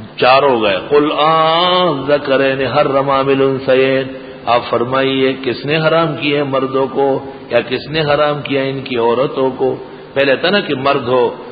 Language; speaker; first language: Urdu; non-native, local second language; Pashto